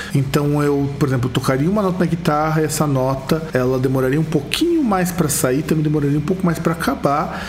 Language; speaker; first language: Portuguese; native; Portuguese